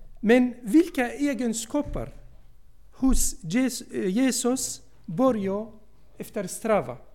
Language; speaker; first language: Swedish; non-native, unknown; Arabic